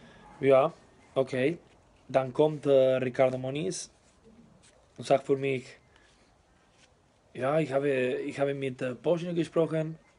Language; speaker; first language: German; non-native, learner; Spanish